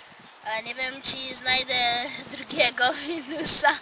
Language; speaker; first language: Polish; non-native, fluent; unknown